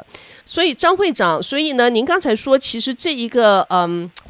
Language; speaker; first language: Chinese; native; Chinese